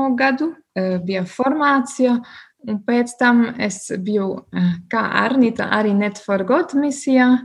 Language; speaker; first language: Latvian; non-native, learner; German